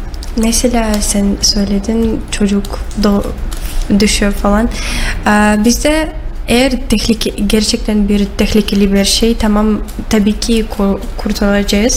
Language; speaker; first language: Turkish; non-native, learner; Russian